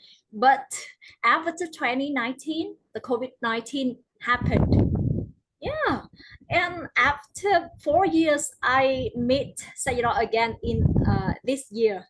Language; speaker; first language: English; non-native, learner; Vietnamese